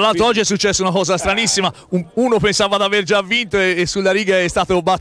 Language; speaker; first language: Italian; native; Italian